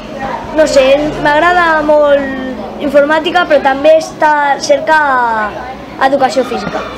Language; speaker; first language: Catalan; non-native, local second language; Spanish